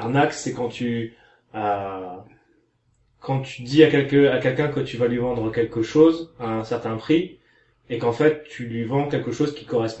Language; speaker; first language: French; native; French